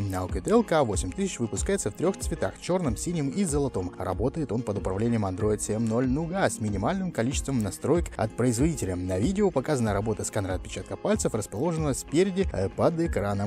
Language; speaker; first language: Russian; native; Russian